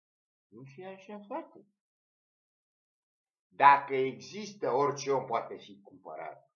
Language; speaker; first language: Romanian; native; Romanian